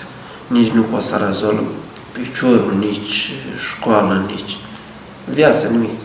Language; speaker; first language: Romanian; non-native, learner; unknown